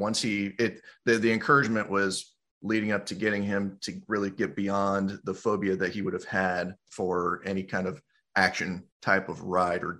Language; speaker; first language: English; native; English